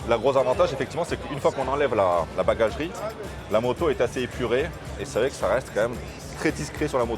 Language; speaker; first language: French; native; French